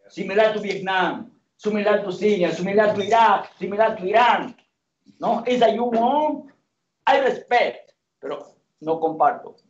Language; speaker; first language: English; non-native, learner; Spanish